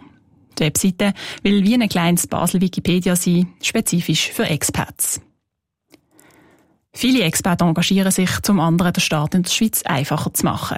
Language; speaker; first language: German; native; German